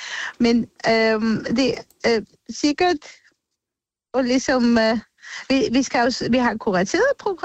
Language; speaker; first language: Danish; non-native, fluent; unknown